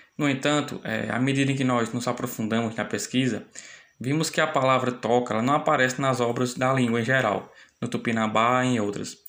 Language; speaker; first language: Portuguese; native; Portuguese